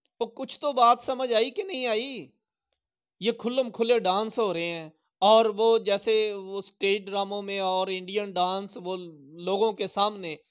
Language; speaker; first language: Urdu; non-native, local second language; Punjabi